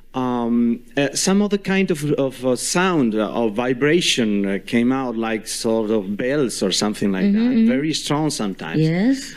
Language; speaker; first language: English; non-native, fluent; Spanish